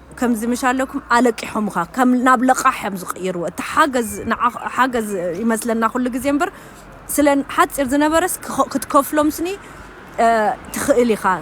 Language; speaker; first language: Tigrinya; early bilingual, heritage; German